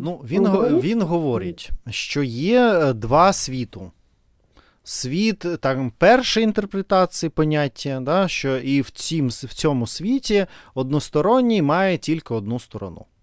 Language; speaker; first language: Ukrainian; non-native, fluent; Russian